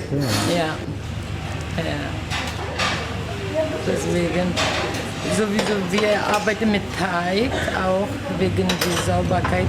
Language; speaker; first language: German; non-native, learner; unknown